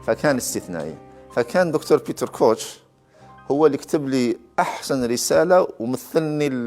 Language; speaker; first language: Arabic; native; Arabic